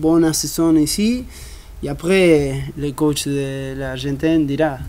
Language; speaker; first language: French; non-native, learner; Spanish